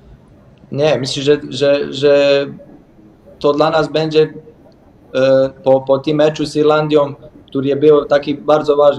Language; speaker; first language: Polish; non-native, learner; Bosnian